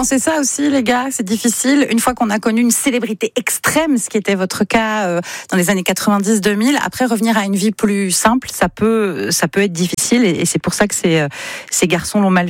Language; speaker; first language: French; native; French